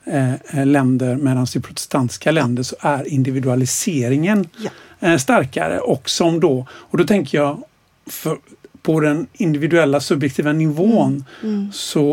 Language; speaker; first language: Swedish; native; Swedish